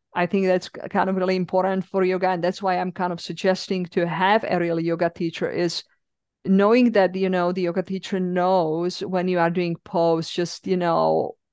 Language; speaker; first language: English; non-native, fluent; Czech